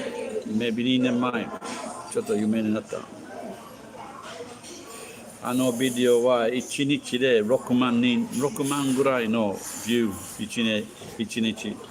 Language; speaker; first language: Japanese; non-native, learner; English